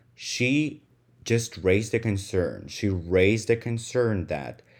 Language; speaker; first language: English; non-native, fluent; Russian